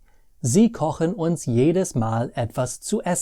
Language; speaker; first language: German; non-native, fluent; English